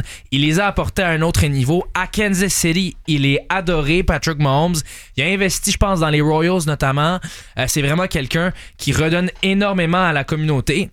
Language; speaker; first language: French; native; French